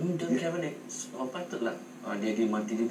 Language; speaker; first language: Indonesian; non-native, fluent; English